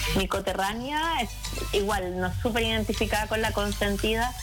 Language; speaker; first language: Spanish; native; Spanish